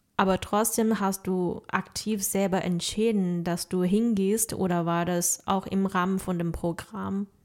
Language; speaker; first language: German; non-native, fluent; Chinese